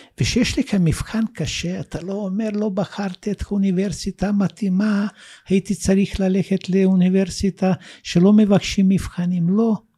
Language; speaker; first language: Hebrew; non-native, fluent; Russian